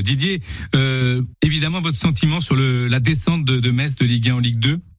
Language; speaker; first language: French; native; French